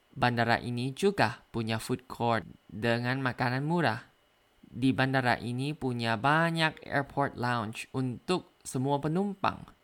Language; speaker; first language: Indonesian; non-native, learner; Thai